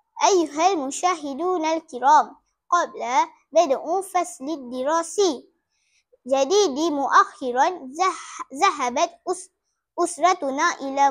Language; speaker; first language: Arabic; non-native, learner; Malay